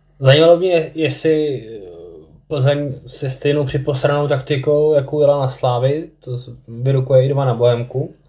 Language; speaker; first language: Czech; native; Czech